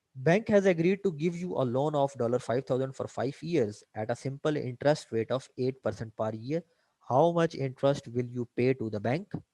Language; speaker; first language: English; non-native, local second language; Urdu